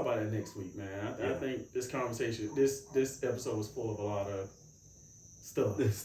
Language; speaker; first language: English; native; English